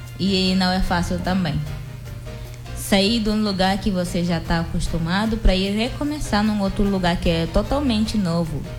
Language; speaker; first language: Portuguese; non-native, local second language; Upper Guinea Crioulo